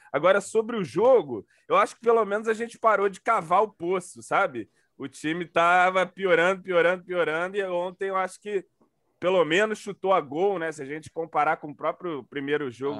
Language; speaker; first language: Portuguese; native; Portuguese